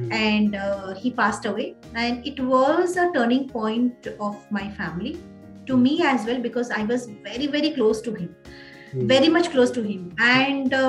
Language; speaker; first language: English; non-native, local second language; Odia